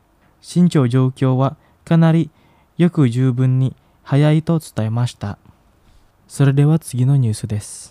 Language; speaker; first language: Japanese; non-native, fluent; Indonesian